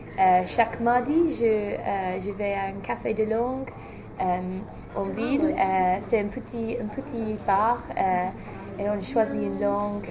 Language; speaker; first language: French; non-native, fluent; English